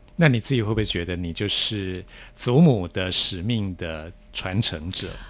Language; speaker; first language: Chinese; native; Chinese